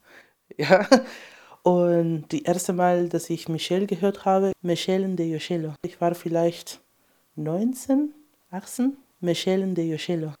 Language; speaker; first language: German; non-native, fluent; Spanish